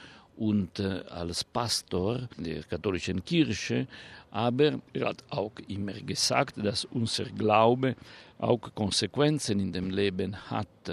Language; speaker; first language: German; non-native, fluent; Italian